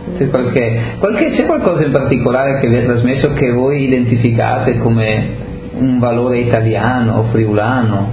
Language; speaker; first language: Italian; native; Italian